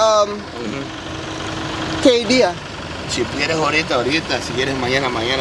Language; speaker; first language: Spanish; non-native, learner; English